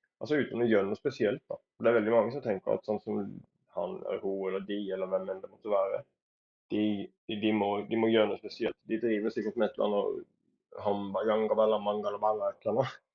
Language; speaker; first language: Norwegian; native; Norwegian